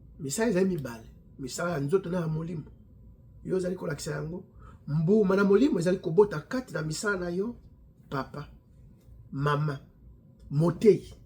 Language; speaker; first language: Lingala; native; Lingala